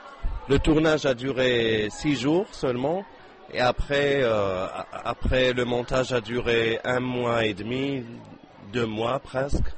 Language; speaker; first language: French; non-native, local second language; Arabic